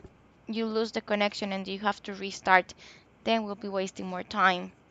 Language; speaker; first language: English; non-native, local second language; Spanish